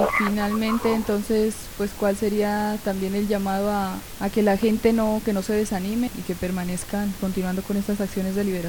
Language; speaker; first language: Spanish; native; Spanish